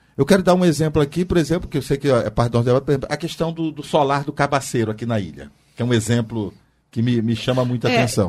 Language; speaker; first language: Portuguese; native; Portuguese